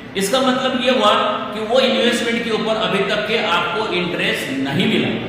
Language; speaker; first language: Hindi; non-native, local second language; Marathi